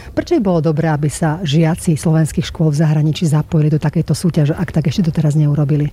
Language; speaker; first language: Slovak; native; Slovak